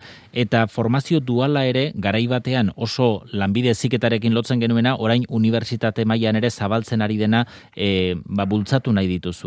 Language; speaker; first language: Basque; native; Basque